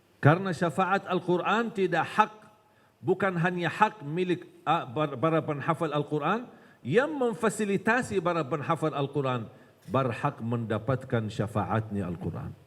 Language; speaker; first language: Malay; non-native, fluent; Arabic